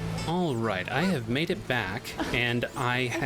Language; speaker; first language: English; native; English